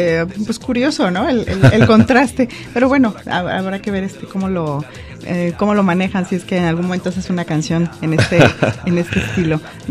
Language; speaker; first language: Spanish; native; Spanish